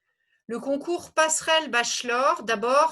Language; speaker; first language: French; native; French